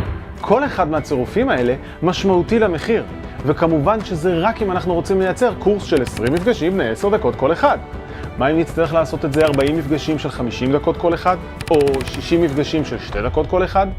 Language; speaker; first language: Hebrew; native; Hebrew